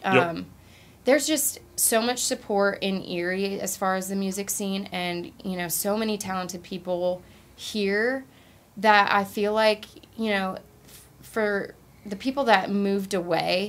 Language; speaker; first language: English; native; English